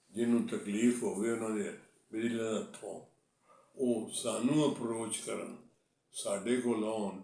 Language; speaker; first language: Urdu; non-native, local second language; Punjabi